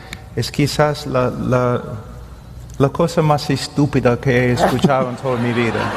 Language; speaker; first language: Spanish; non-native, learner; English